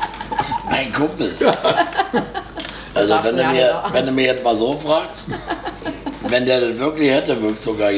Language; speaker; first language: German; native; German